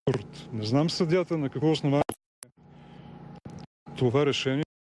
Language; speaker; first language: Bulgarian; native; Bulgarian